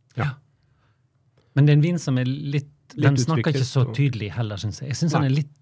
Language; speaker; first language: Norwegian; native; Norwegian